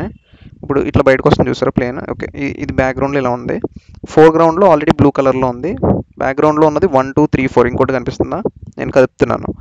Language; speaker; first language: Telugu; native; Telugu